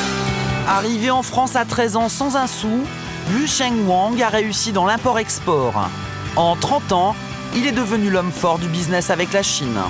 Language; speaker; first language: French; native; French